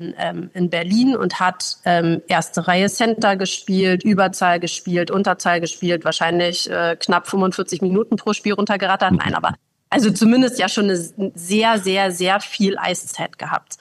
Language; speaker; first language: German; native; German